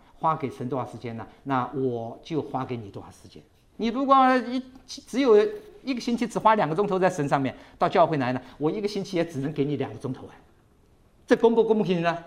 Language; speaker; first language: Chinese; native; Chinese